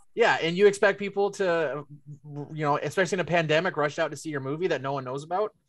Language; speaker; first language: English; native; English